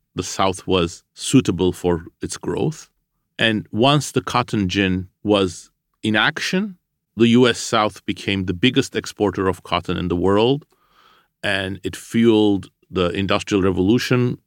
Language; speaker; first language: English; non-native, fluent; Armenian